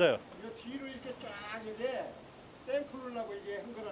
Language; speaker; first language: Korean; native; Korean